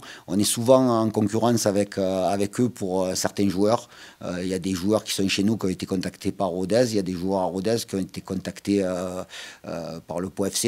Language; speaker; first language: French; native; French